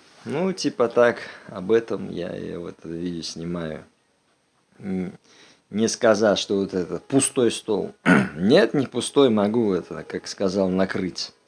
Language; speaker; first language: Russian; non-native, local second language; Uzbek